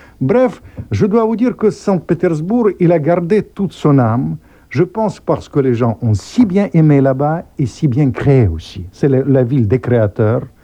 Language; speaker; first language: French; non-native, fluent; Russian